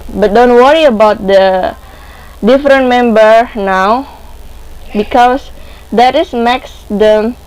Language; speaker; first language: English; non-native, learner; Indonesian